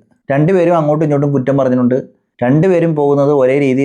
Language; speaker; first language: Malayalam; native; Malayalam